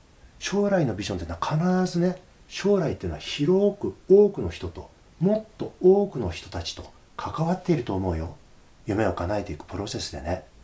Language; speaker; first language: Japanese; native; Japanese